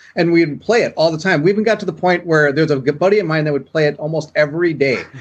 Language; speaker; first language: English; native; English